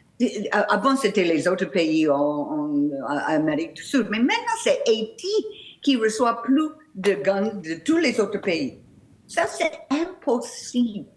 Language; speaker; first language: French; non-native, learner; English